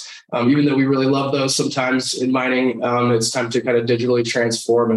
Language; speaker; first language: English; native; English